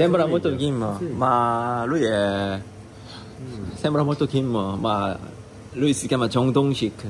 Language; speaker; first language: Italian; non-native, learner; Korean